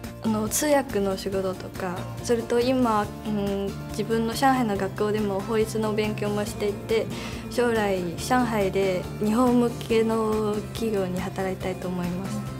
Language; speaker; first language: Japanese; non-native, fluent; Chinese